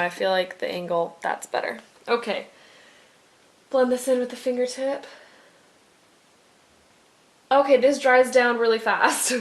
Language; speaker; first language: English; native; English